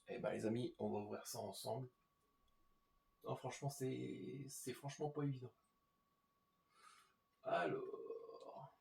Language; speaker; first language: French; native; French